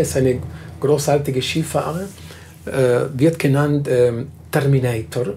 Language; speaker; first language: German; non-native, fluent; Spanish